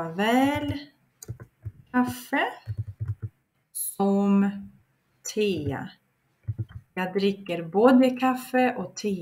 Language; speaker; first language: Swedish; non-native, fluent; Russian